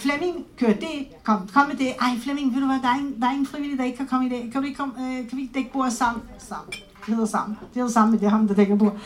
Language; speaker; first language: Danish; non-native, fluent; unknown